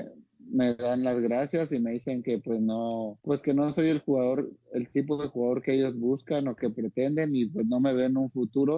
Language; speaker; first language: Spanish; native; Spanish